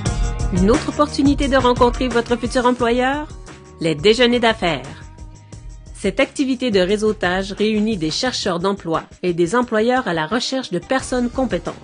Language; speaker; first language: French; native; French